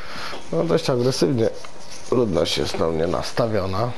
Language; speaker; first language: Polish; native; Polish